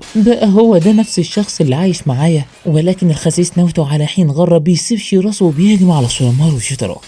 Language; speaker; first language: Arabic; native; Arabic